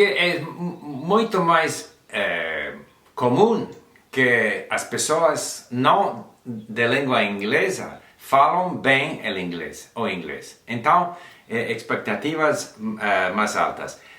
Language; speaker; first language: Portuguese; non-native, learner; English